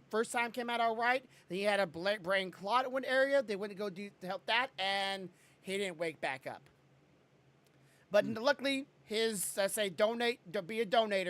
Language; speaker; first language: English; native; English